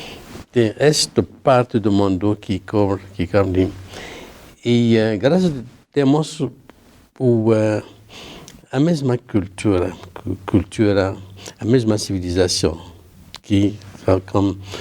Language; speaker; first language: Portuguese; non-native, learner; Arabic